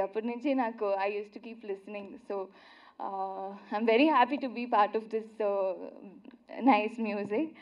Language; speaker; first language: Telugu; non-native, learner; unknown